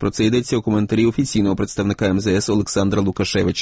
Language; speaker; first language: Ukrainian; native; Ukrainian